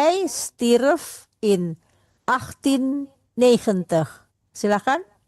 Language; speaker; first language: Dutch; non-native, fluent; Indonesian